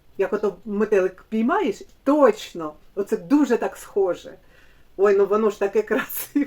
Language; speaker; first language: Ukrainian; non-native, local second language; Russian